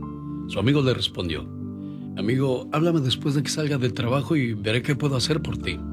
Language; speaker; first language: Spanish; native; Spanish